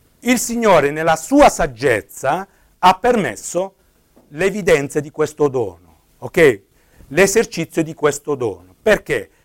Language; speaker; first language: Italian; native; Italian